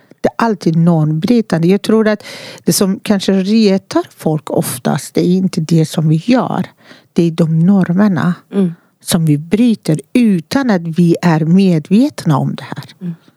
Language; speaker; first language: Swedish; non-native, fluent; Persian